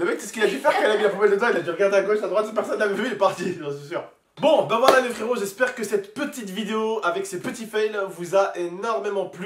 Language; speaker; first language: French; native; French